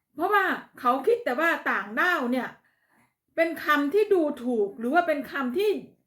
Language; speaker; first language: Thai; native; Thai